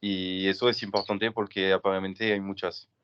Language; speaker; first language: Spanish; non-native, learner; French